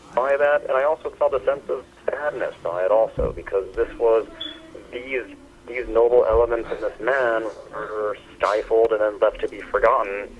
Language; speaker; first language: English; early bilingual, other home language; Persian